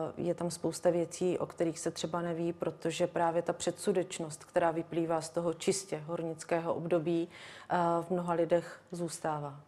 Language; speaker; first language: Czech; native; Czech